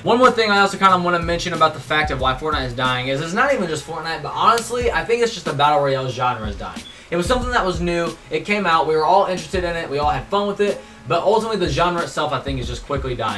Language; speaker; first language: English; native; English